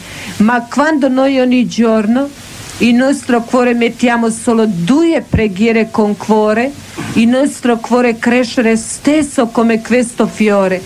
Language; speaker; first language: Italian; non-native, learner; Croatian